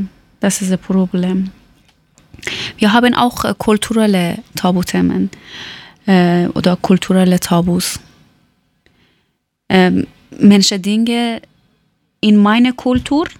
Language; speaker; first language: German; non-native, learner; Persian